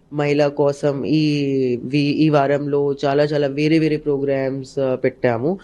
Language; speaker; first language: Telugu; non-native, learner; Hindi